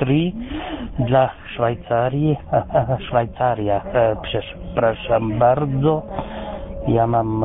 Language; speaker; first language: Polish; non-native, learner; French